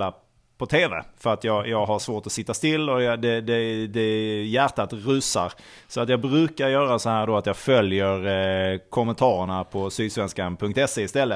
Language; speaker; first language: Swedish; native; Swedish